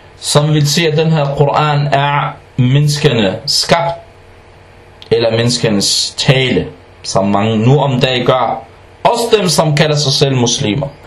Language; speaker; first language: Danish; non-native, fluent; Arabic